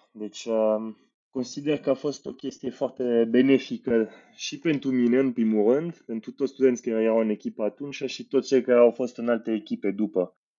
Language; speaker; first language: Romanian; non-native, fluent; French